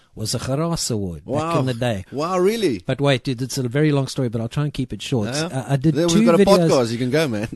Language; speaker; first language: English; native; English